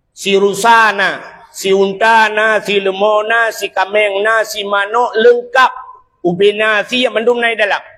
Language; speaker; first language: Malay; non-native, local second language; Achinese